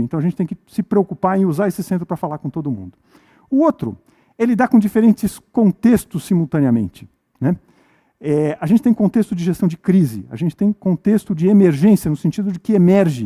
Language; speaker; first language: Portuguese; native; Portuguese